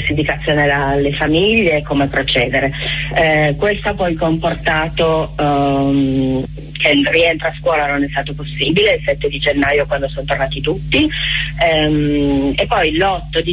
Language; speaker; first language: Italian; native; Italian